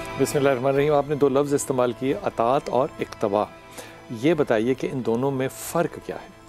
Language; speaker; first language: Urdu; native; Urdu